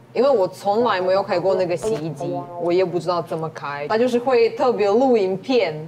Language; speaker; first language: Chinese; non-native, fluent; Ukrainian